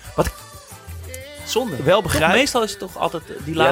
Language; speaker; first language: Dutch; native; Dutch